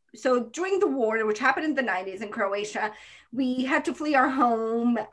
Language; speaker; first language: English; non-native, fluent; Croatian